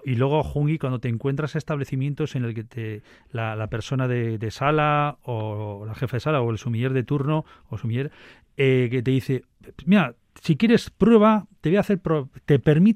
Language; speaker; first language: Spanish; native; Spanish